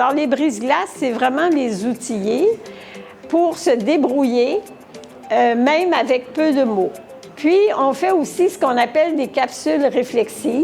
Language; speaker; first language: French; native; French